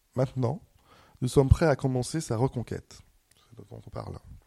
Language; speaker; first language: French; native; French